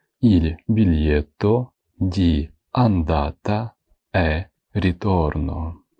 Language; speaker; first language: Italian; non-native, fluent; Ukrainian